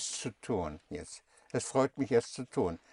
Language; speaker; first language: German; non-native, fluent; English